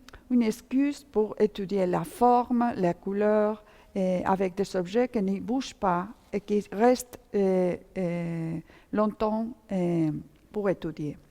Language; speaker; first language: French; non-native, fluent; Spanish